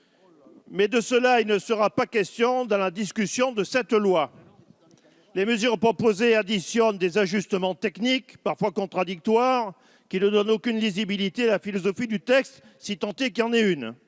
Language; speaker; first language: French; native; French